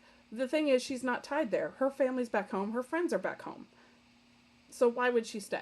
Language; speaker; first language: English; native; English